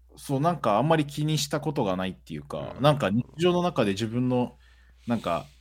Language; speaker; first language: Japanese; early bilingual, other home language; Portuguese